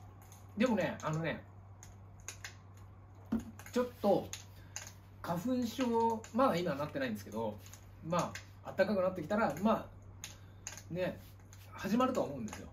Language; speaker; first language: Japanese; native; Japanese